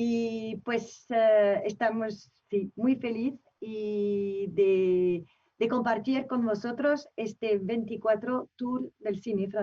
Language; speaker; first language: Spanish; non-native, fluent; French